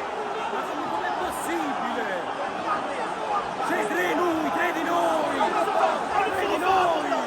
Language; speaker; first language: Italian; native; Italian